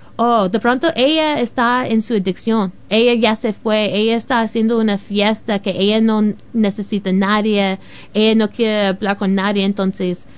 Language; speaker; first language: Spanish; non-native, learner; English